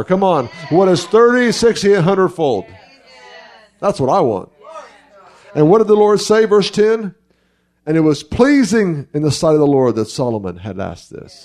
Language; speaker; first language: English; native; English